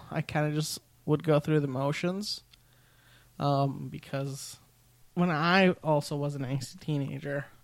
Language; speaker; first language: English; early bilingual, other home language; Spanish